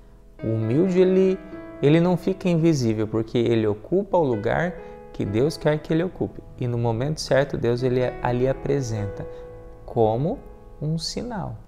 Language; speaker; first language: Portuguese; native; Portuguese